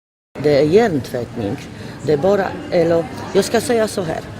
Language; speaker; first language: Swedish; non-native, fluent; Polish